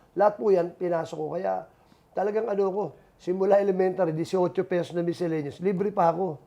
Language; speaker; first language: Filipino; native; Filipino